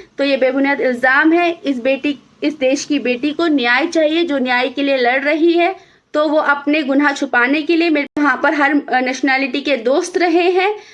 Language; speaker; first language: Hindi; native; Hindi